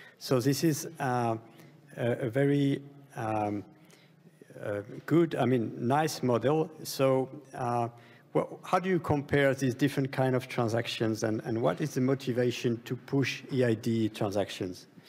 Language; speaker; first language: English; non-native, fluent; French